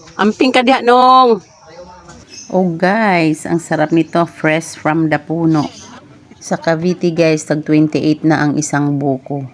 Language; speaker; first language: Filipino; non-native, local second language; Cebuano